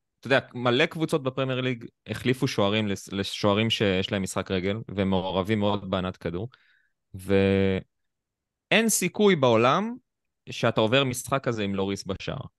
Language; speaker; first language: Hebrew; native; Hebrew